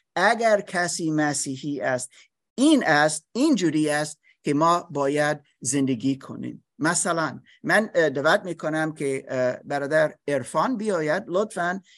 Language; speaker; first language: Persian; non-native, learner; English